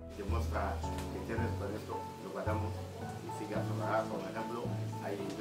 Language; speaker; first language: Spanish; non-native, learner; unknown